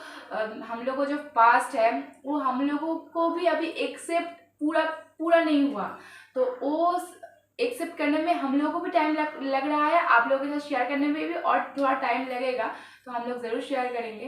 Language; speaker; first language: Hindi; non-native, local second language; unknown